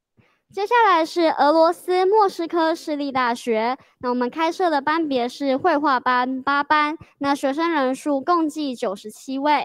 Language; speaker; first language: Chinese; native; Chinese